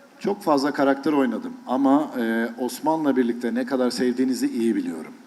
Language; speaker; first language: Turkish; native; Turkish